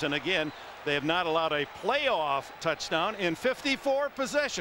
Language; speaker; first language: English; native; English